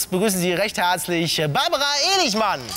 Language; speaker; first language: German; native; German